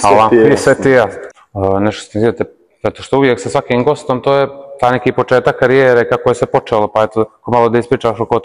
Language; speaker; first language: Bosnian; native; Bosnian